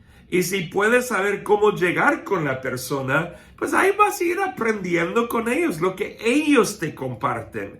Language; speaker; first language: Spanish; non-native, fluent; English